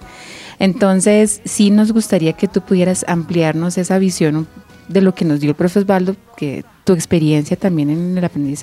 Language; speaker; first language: Spanish; native; Spanish